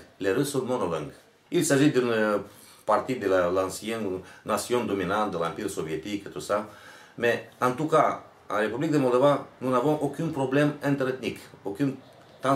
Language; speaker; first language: French; non-native, fluent; Romanian